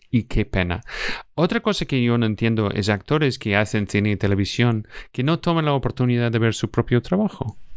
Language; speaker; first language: Spanish; non-native, fluent; English